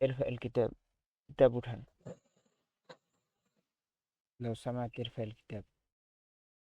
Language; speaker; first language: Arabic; non-native, fluent; Bangla